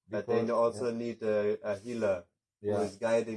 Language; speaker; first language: English; non-native, fluent; German